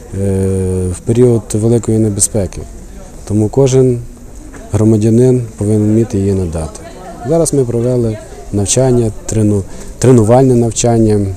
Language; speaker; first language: Ukrainian; native; Ukrainian